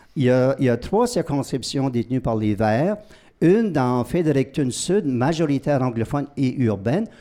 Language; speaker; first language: French; native; French